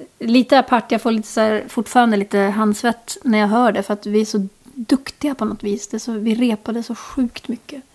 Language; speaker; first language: Swedish; native; Swedish